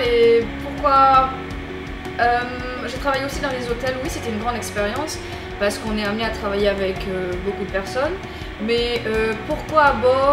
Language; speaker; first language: French; non-native, local second language; Morisyen